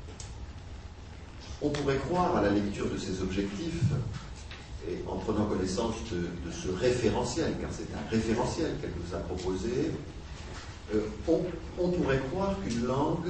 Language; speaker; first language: French; native; French